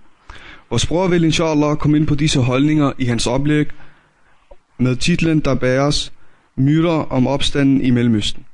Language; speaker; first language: Danish; native; Danish